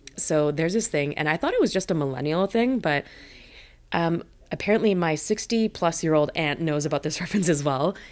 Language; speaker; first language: English; native; English